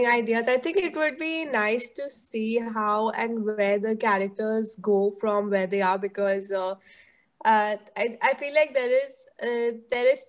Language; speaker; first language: English; non-native, local second language; Hindi